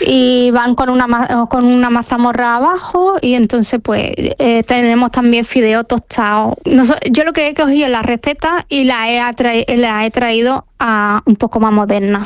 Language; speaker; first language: Spanish; non-native, fluent; Arabic